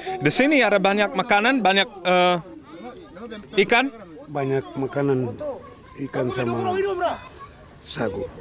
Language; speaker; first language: Indonesian; non-native, local second language; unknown